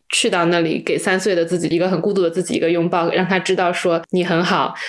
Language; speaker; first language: Chinese; native; Chinese